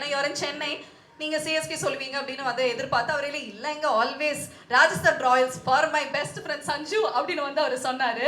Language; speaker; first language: Tamil; native; Tamil